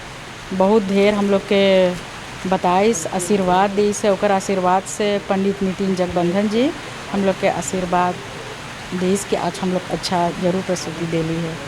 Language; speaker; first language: Hindi; non-native, learner; Caribbean Hindustani